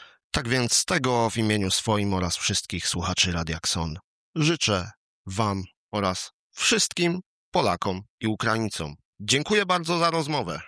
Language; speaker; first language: Polish; native; Polish